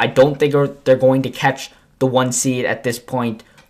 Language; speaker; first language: English; native; English